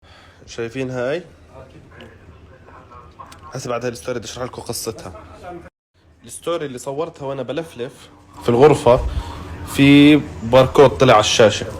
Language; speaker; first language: Arabic; native; Arabic